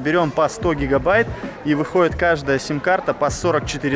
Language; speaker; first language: Russian; native; Russian